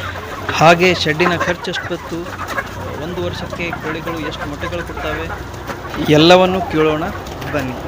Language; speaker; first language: Kannada; native; Kannada